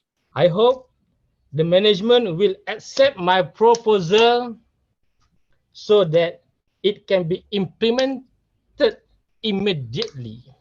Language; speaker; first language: English; non-native, learner; Malay